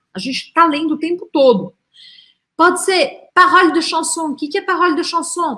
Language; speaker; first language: Portuguese; native; Portuguese